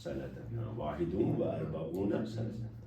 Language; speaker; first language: Arabic; non-native, fluent; Kashmiri